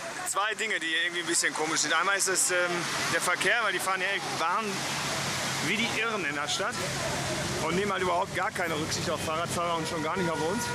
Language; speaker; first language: German; native; German